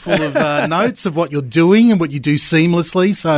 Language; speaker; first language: English; native; English